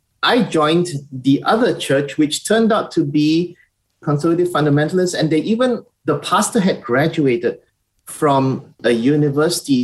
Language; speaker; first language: English; native; English